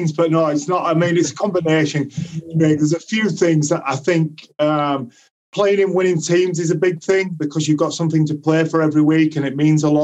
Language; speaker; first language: English; native; English